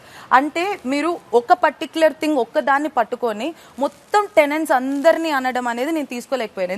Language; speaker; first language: Telugu; native; Telugu